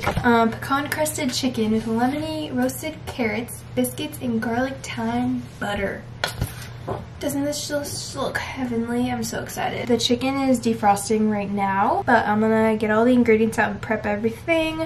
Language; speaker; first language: English; native; English